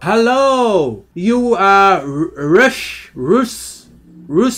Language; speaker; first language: English; non-native, learner; Portuguese